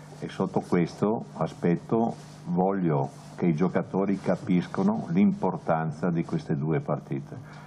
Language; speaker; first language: Italian; native; Italian